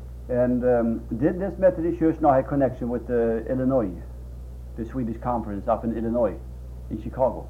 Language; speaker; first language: English; non-native, fluent; Swedish